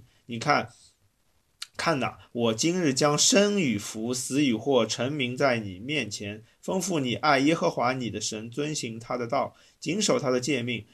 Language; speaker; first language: Chinese; native; Chinese